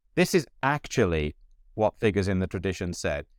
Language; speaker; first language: English; native; English